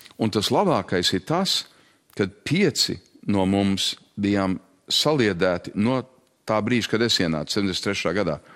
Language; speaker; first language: Latvian; early bilingual, heritage; Latvian